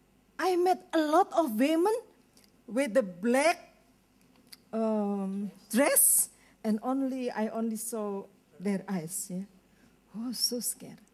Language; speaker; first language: English; non-native, learner; Indonesian